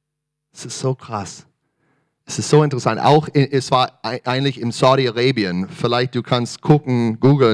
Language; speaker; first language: German; non-native, fluent; English